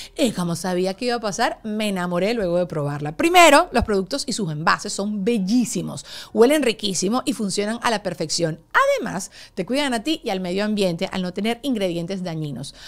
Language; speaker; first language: Spanish; native; Spanish